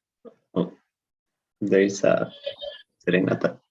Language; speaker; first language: English; non-native, learner; Spanish